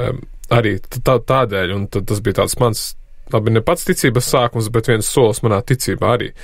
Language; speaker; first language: Latvian; native; Latvian